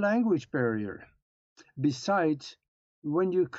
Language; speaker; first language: English; non-native, fluent; Norwegian